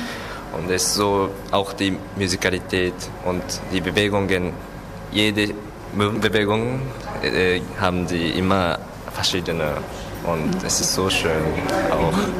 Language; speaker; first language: German; non-native, learner; Japanese